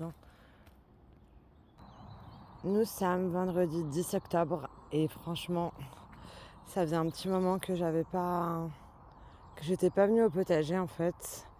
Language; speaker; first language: French; native; French